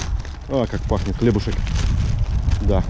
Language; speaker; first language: Russian; native; Russian